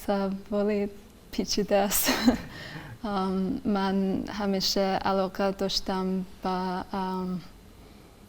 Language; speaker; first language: Persian; non-native, fluent; English